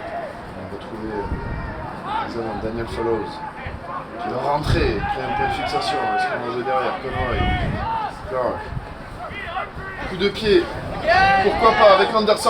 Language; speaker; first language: French; native; French